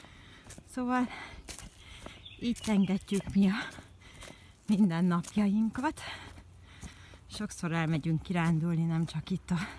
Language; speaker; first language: Hungarian; native; Hungarian